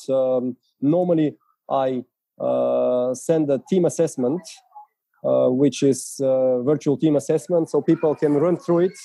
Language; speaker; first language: English; non-native, fluent; Bulgarian